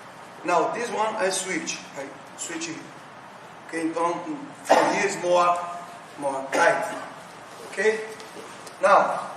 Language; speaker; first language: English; non-native, learner; Portuguese